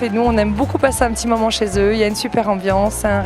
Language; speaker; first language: French; native; French